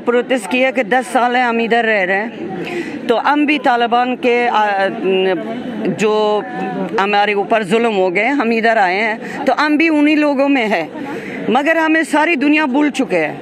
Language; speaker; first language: Hindi; non-native, fluent; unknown